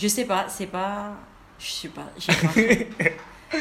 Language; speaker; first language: French; non-native, learner; Indonesian